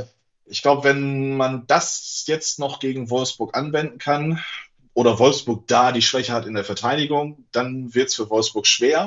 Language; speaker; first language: German; native; German